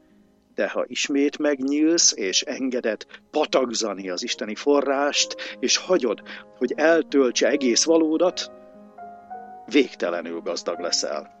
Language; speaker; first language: Hungarian; native; Hungarian